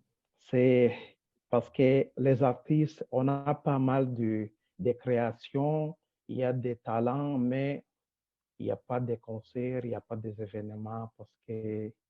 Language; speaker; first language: French; non-native, local second language; Rundi